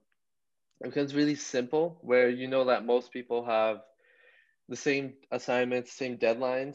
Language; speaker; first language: English; native; English